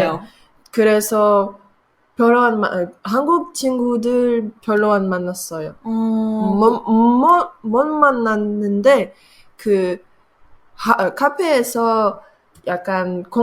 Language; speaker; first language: Korean; non-native, learner; French